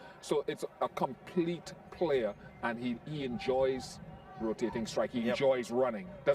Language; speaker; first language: English; native; English